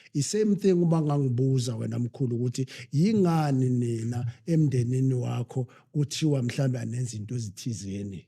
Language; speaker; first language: Zulu; non-native, local second language; Southern Sotho